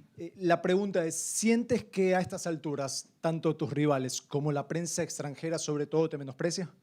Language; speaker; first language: Spanish; native; Spanish